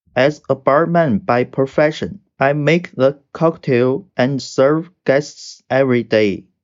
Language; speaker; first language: English; non-native, fluent; Chinese